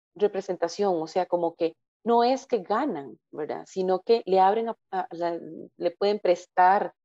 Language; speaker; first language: Spanish; native; Spanish